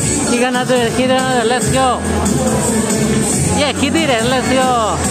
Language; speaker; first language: English; non-native, fluent; Spanish